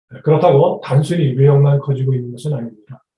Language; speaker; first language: Korean; native; Korean